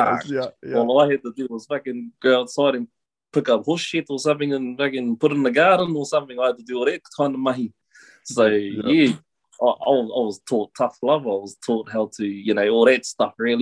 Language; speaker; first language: English; native; English